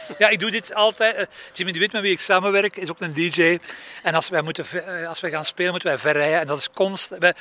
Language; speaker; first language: Dutch; native; Dutch